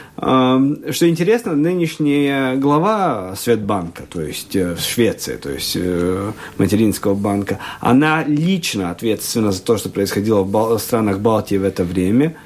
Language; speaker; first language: Russian; native; Russian